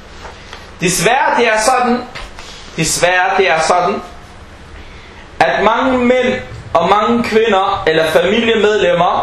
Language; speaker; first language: Danish; early bilingual, other home language; Arabic